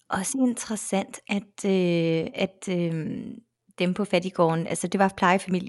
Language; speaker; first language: Danish; native; Danish